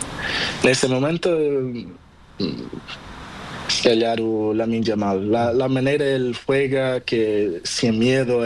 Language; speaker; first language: Spanish; non-native, learner; Portuguese